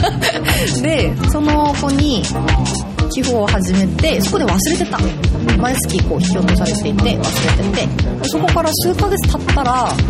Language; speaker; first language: Japanese; non-native, fluent; Korean